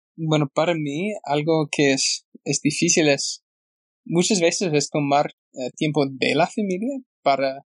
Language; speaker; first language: Spanish; non-native, fluent; English